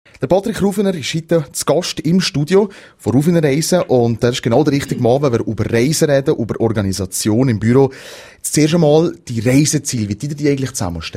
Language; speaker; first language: German; native; German